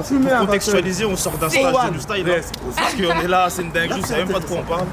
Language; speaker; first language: French; native; French